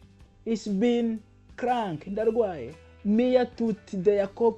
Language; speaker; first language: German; non-native, fluent; Kinyarwanda